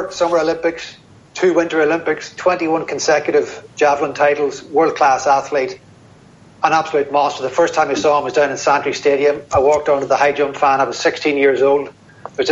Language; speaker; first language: English; native; English